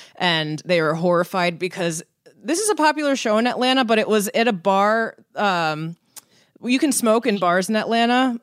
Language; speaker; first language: English; early bilingual, other home language; Persian